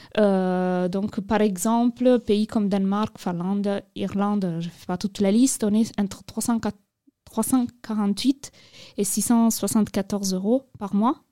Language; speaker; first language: French; non-native, fluent; Italian